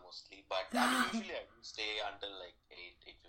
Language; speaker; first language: English; non-native, local second language; Telugu